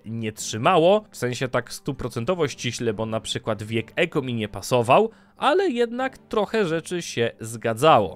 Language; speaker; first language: Polish; native; Polish